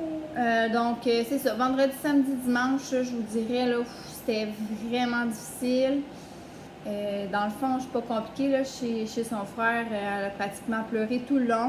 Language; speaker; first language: French; native; French